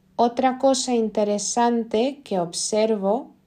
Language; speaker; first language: Spanish; non-native, fluent; Lithuanian